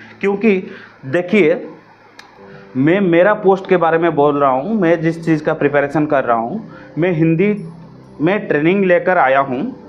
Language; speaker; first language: Hindi; non-native, local second language; Odia